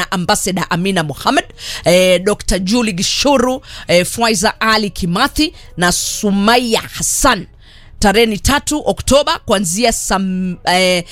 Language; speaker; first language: Swahili; native; Swahili